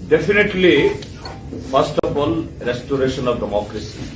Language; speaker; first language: English; non-native, local second language; Bangla